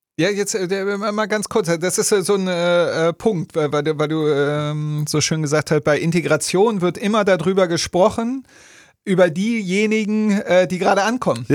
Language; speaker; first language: German; native; German